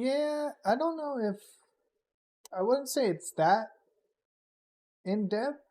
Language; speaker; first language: English; native; English